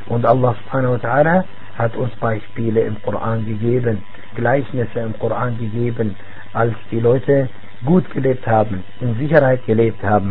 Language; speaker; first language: German; non-native, fluent; Arabic